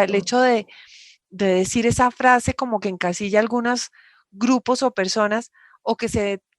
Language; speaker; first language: Spanish; native; Spanish